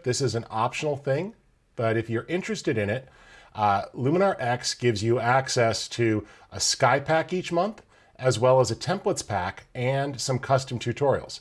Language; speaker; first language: English; native; English